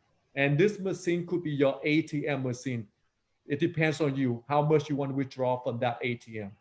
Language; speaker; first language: English; non-native, fluent; Vietnamese